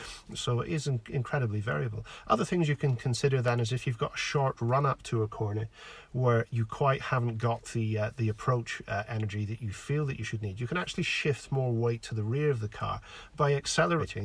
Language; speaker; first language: English; native; English